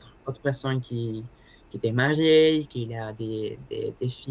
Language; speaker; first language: French; non-native, learner; Spanish